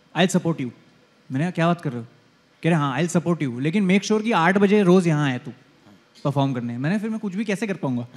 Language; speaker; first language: Hindi; native; Hindi